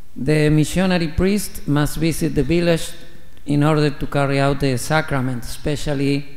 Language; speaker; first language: English; non-native, learner; Spanish